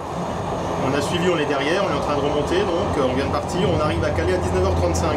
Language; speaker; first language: French; native; French